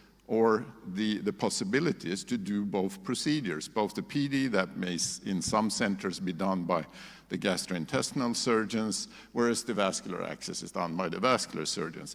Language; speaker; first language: English; non-native, fluent; Swedish